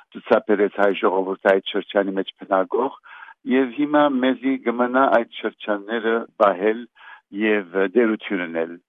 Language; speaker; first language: Armenian; native; Armenian